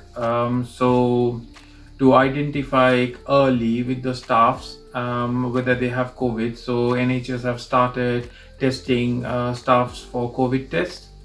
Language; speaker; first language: English; non-native, local second language; Bangla